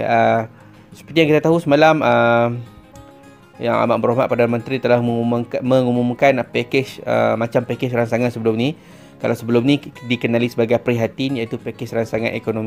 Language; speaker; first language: Malay; native; Malay